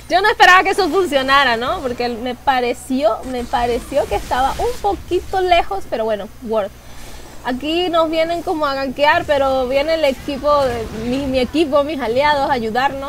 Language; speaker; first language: Spanish; native; Spanish